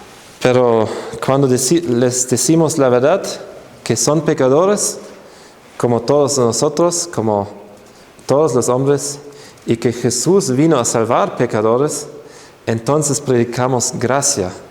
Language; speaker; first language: Spanish; non-native, fluent; German